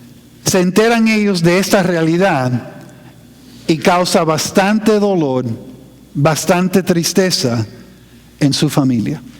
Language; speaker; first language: Spanish; non-native, fluent; English